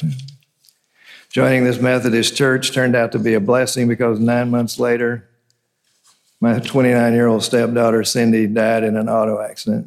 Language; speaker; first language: English; native; English